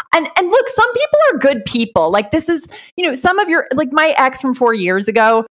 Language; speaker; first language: English; native; English